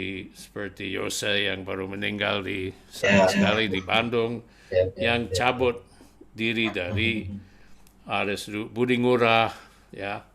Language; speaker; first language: Indonesian; non-native, fluent; English